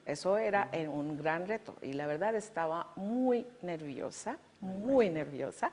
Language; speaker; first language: Spanish; non-native, fluent; Bangla